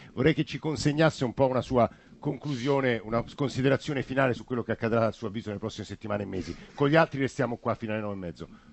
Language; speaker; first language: Italian; native; Italian